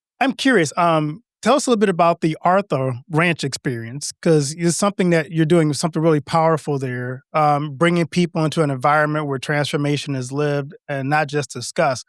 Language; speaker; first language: English; native; English